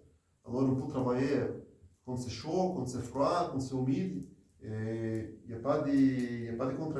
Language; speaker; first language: French; non-native, fluent; Portuguese